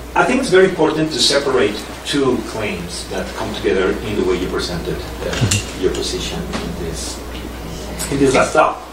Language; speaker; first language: English; non-native, fluent; Spanish